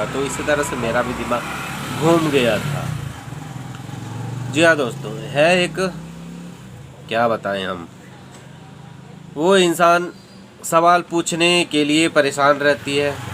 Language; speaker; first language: Hindi; native; Hindi